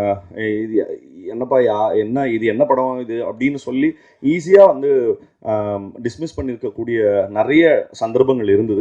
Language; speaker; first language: Tamil; native; Tamil